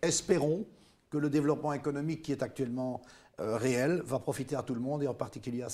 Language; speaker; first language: French; native; French